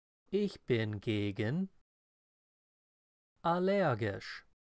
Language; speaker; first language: German; non-native, fluent; English